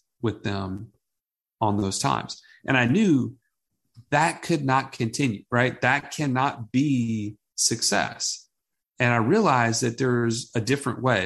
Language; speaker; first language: English; native; English